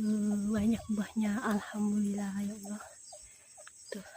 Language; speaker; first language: Indonesian; native; Indonesian